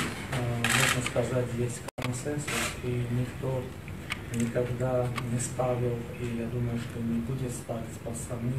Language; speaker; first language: Russian; non-native, fluent; Armenian